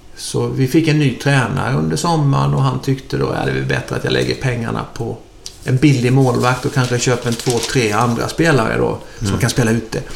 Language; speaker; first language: Swedish; native; Swedish